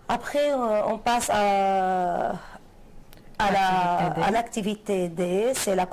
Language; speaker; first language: French; non-native, fluent; Arabic